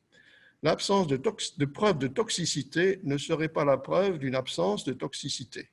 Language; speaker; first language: French; native; French